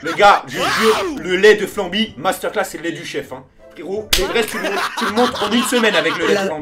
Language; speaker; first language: French; native; French